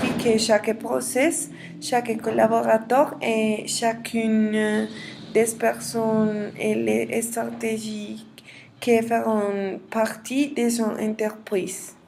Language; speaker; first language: French; non-native, learner; Spanish